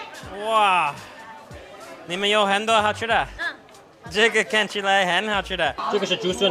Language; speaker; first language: Chinese; non-native, learner; English